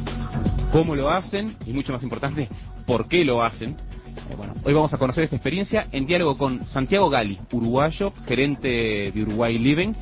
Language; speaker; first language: Spanish; native; Spanish